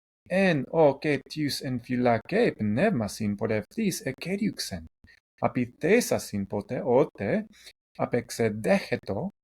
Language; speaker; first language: Greek; non-native, learner; English